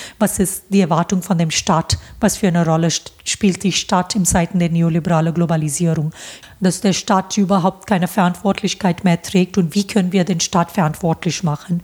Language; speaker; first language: German; non-native, fluent; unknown